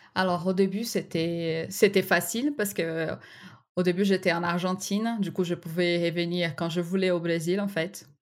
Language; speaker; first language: French; non-native, fluent; Portuguese